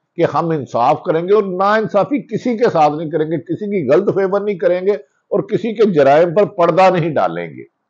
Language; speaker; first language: Urdu; non-native, local second language; Punjabi